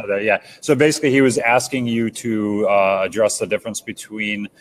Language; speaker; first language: English; native; English